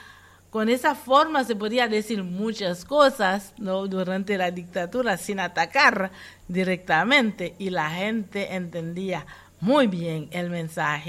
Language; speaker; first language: Spanish; non-native, fluent; Haitian Creole